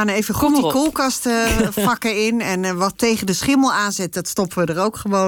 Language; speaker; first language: Dutch; native; Dutch